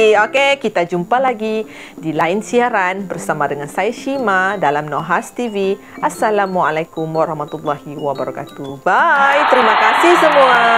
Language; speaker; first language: Malay; native; Malay